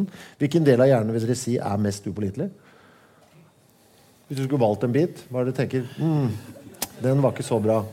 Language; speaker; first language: Norwegian; native; Norwegian